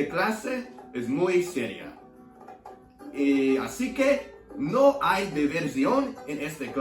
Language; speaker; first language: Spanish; non-native, learner; English